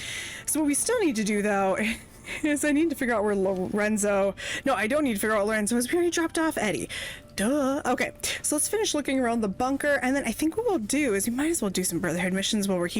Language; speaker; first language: English; native; English